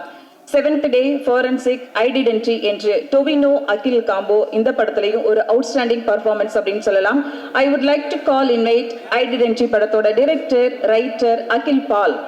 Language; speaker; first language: Tamil; native; Tamil